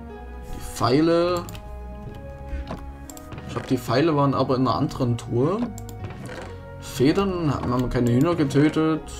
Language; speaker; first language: German; native; German